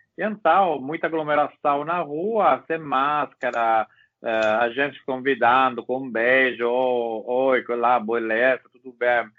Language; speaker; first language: Portuguese; non-native, learner; Italian